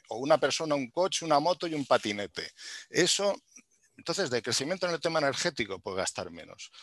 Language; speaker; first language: Spanish; native; Spanish